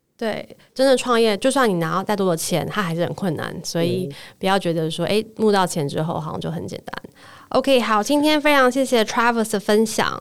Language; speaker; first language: Chinese; native; Chinese